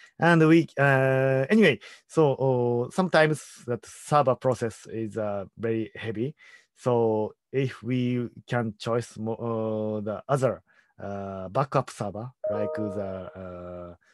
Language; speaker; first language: English; non-native, learner; Japanese